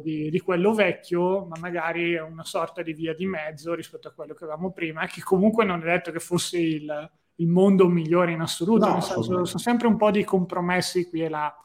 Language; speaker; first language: Italian; native; Italian